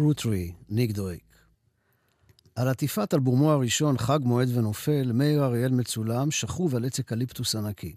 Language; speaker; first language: Hebrew; native; Hebrew